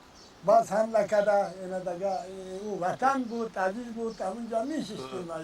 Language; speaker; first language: Persian; non-native, local second language; Kyrgyz